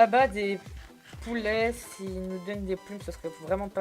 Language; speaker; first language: French; native; French